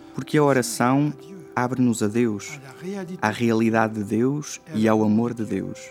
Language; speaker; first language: Portuguese; non-native, fluent; Luxembourgish